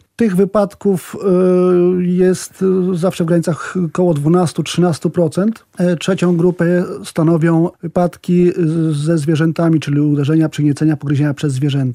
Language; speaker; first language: Polish; native; Polish